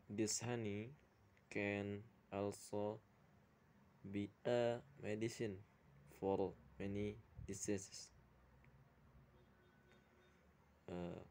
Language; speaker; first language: English; non-native, learner; Indonesian